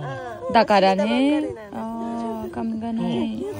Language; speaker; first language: Japanese; non-native, learner; Nepali